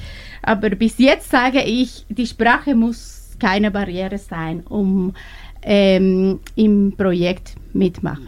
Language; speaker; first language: German; non-native, learner; Spanish